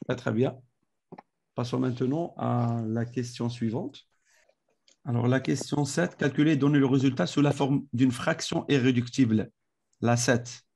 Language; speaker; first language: French; non-native, local second language; Arabic